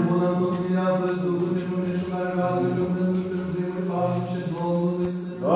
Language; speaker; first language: Romanian; native; Romanian